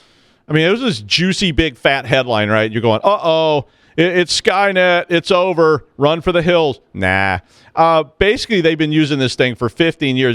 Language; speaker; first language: English; native; English